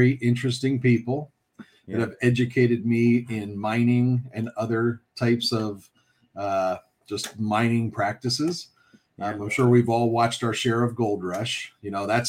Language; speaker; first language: English; native; English